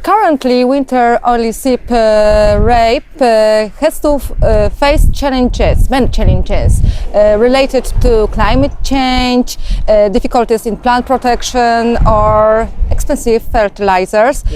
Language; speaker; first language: English; non-native, fluent; Polish